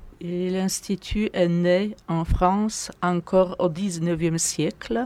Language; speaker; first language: French; non-native, fluent; Polish